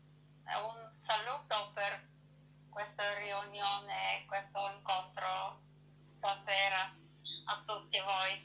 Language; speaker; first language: Italian; non-native, fluent; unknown